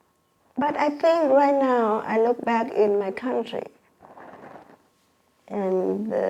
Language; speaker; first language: English; non-native, learner; Vietnamese